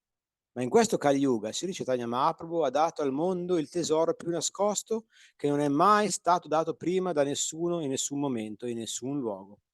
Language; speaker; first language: Italian; native; Italian